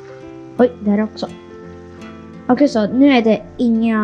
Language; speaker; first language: Swedish; non-native, fluent; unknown